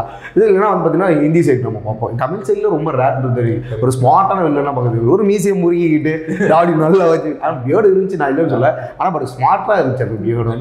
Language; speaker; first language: Tamil; native; Tamil